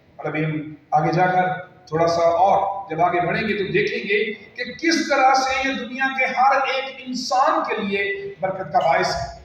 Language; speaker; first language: Urdu; non-native, local second language; Punjabi